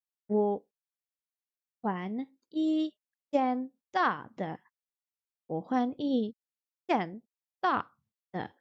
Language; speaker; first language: Chinese; non-native, learner; French